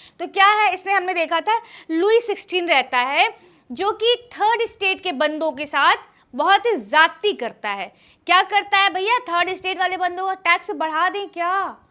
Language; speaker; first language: Hindi; native; Hindi